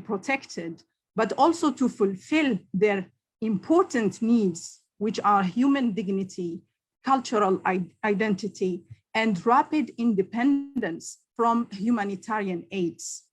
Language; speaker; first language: English; non-native, local second language; Arabic